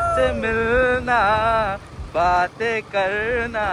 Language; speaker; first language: Hindi; non-native, local second language; Marathi